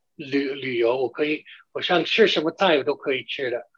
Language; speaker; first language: Chinese; non-native, fluent; English